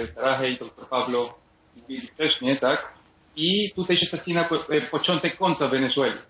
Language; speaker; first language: Polish; non-native, learner; Spanish